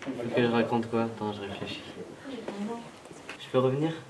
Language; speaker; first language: French; native; French